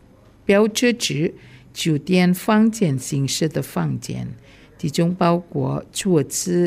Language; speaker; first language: Chinese; non-native, fluent; Indonesian